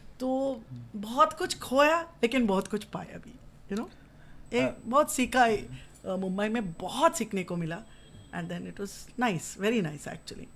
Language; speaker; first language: Hindi; non-native, local second language; Kannada